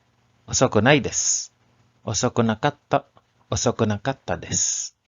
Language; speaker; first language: Japanese; non-native, learner; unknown